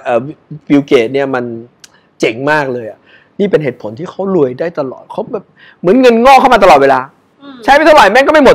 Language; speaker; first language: Thai; native; Thai